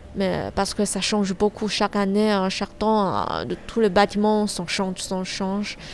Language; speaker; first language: French; non-native, learner; Chinese